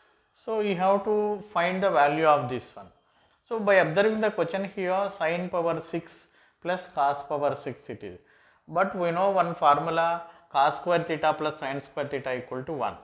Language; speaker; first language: English; non-native, local second language; Telugu